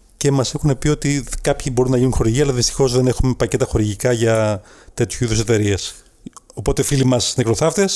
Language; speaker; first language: Greek; native; Greek